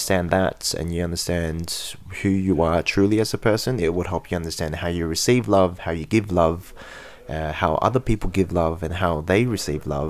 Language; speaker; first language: English; native; English